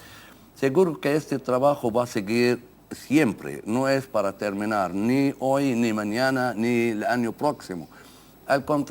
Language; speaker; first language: Spanish; non-native, fluent; Arabic